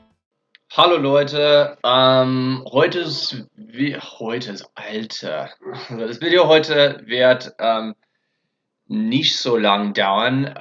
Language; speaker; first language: German; non-native, fluent; English